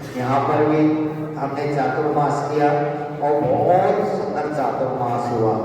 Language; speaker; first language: Hindi; native; Hindi